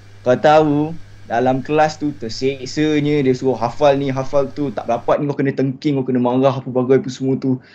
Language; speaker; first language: Malay; native; Malay